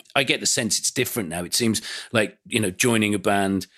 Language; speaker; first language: English; native; English